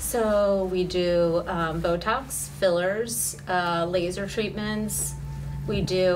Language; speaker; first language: English; native; English